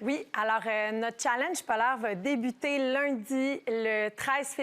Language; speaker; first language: French; native; French